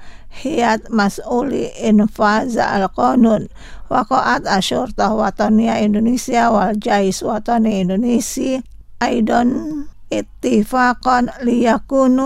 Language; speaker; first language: Arabic; non-native, fluent; Indonesian